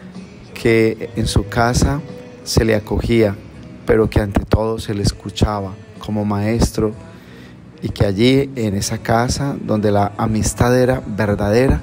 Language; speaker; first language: Spanish; native; Spanish